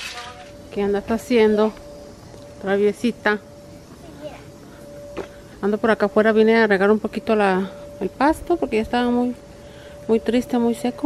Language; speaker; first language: Spanish; native; Spanish